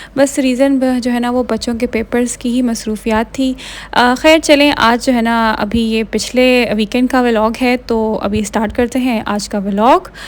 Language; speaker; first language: Urdu; native; Urdu